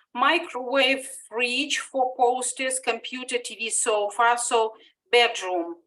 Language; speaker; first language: English; non-native, fluent; Ukrainian